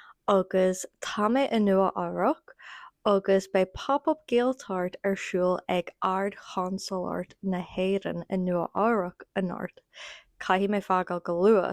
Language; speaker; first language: Irish; non-native, local second language; English